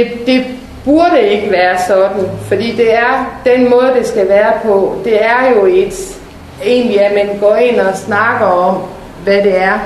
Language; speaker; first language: Danish; native; Danish